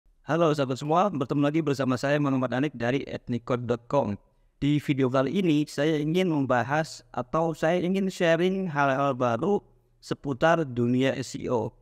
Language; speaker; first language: Indonesian; native; Indonesian